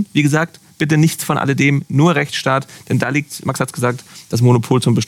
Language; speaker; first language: German; native; German